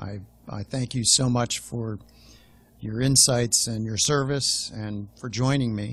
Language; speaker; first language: English; native; English